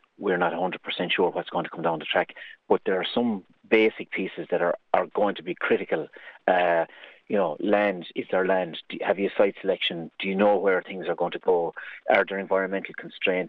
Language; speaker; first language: English; native; English